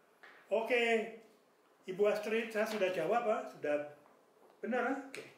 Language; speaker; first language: Indonesian; non-native, fluent; French